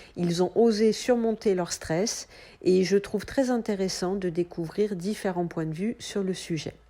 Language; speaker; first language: French; native; French